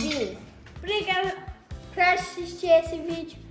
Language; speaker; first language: Portuguese; early bilingual, heritage; English